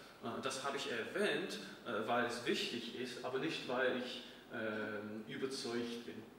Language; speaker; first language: German; non-native, fluent; English